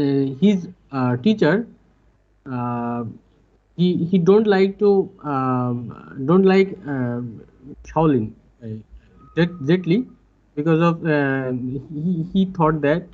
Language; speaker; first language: English; non-native, learner; Bangla